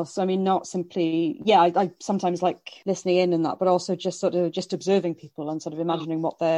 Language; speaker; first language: English; native; English